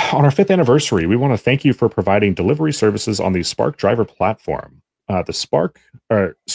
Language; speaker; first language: English; native; English